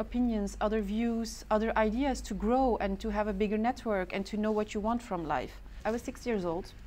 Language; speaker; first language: English; non-native, fluent; Turkish